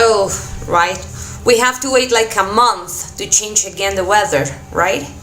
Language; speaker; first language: English; non-native, fluent; Spanish